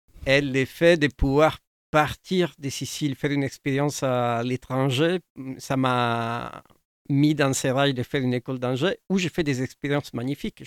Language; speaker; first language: French; non-native, fluent; Italian